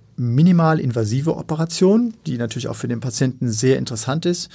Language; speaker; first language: German; native; German